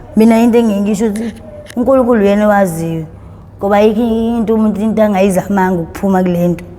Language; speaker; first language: Zulu; native; Zulu